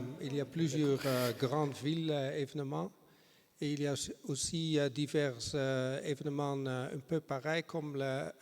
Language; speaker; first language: French; non-native, fluent; Dutch